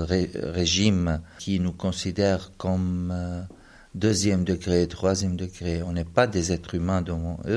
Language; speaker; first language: French; non-native, fluent; Arabic